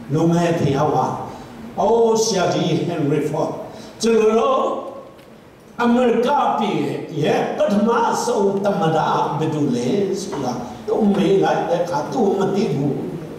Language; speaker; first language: Burmese; non-native, local second language; Tedim Chin